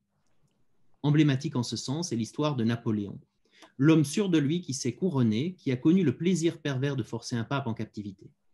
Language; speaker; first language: French; native; French